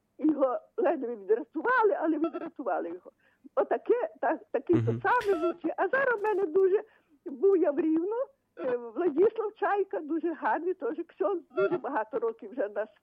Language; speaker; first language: Ukrainian; native; Ukrainian